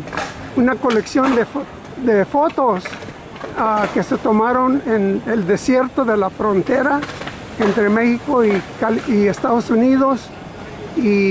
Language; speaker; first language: Spanish; early bilingual, other home language; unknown